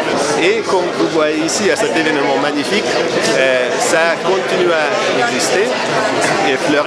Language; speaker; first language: French; non-native, fluent; Hungarian